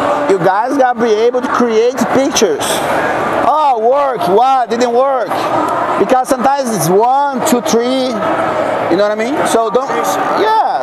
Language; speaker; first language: English; non-native, fluent; Portuguese